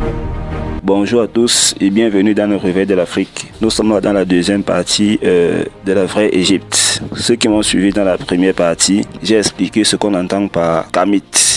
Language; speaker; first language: French; non-native, local second language; Kongo